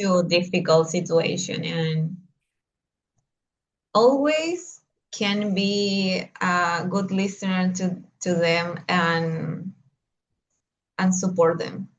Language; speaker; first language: English; non-native, learner; Spanish